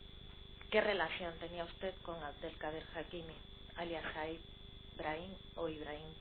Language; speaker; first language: Spanish; native; Spanish